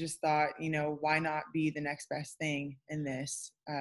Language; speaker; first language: English; native; English